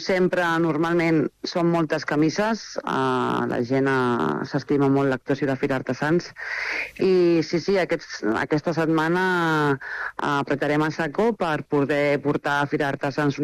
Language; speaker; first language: Catalan; native; Catalan